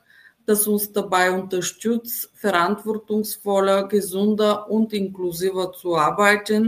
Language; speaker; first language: German; non-native, fluent; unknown